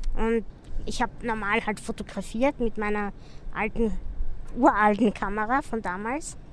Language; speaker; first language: German; native; German